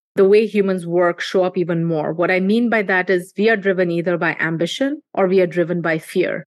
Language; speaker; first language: English; non-native, local second language; Hindi